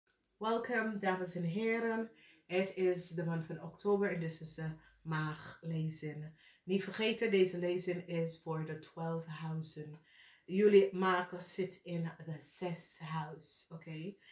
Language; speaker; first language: Dutch; non-native, fluent; English